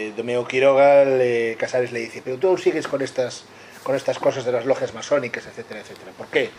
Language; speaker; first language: Spanish; non-native, local second language; Galician